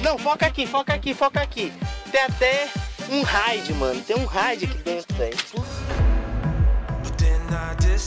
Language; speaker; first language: Portuguese; native; Portuguese